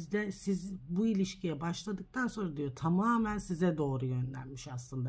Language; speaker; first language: Turkish; early bilingual, heritage; Turkish